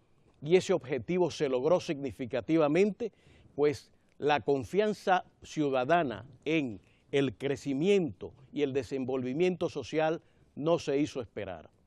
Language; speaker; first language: Spanish; native; Spanish